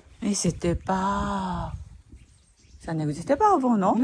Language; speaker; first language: French; non-native, learner; Japanese